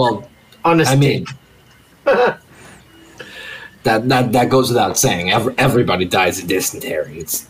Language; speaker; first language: English; native; English